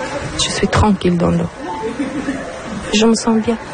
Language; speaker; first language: French; non-native, learner; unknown